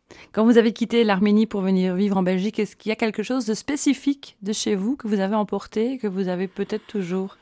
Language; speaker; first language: French; native; French